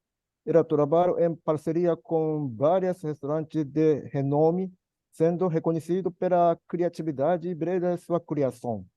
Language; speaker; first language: Portuguese; non-native, learner; Japanese